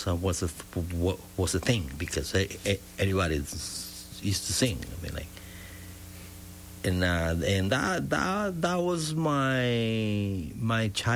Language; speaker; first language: English; non-native, fluent; Spanish